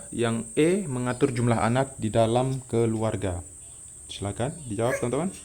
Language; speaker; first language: Indonesian; native; Indonesian